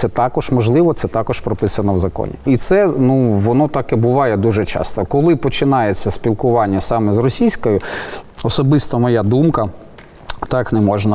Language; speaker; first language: Ukrainian; non-native, local second language; Russian